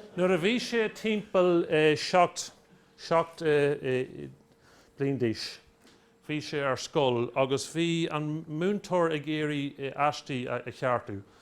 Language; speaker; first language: Irish; non-native, local second language; English